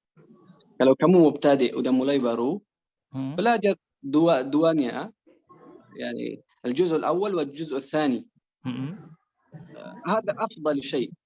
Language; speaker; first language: Arabic; non-native, fluent; Persian